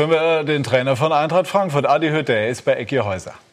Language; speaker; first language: German; native; German